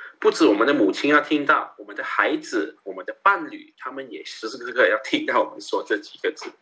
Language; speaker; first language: Chinese; native; Chinese